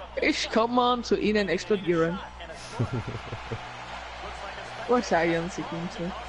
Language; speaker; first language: German; non-native, learner; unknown